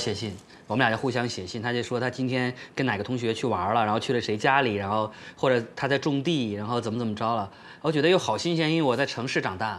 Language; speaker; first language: Chinese; native; Chinese